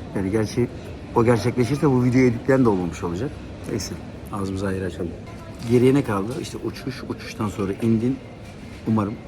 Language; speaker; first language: Turkish; native; Turkish